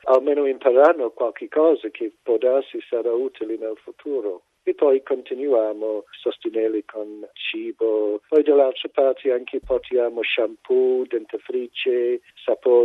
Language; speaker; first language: Italian; non-native, fluent; English